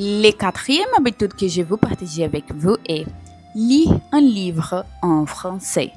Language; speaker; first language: French; non-native, learner; Portuguese